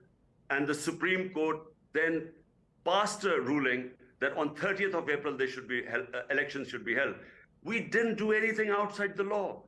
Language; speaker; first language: English; non-native, local second language; Urdu